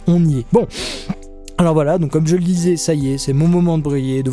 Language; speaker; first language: French; native; French